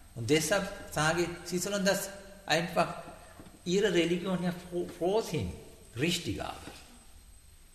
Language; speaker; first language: German; non-native, learner; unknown